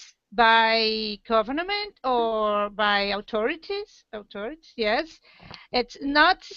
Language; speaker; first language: English; non-native, learner; Portuguese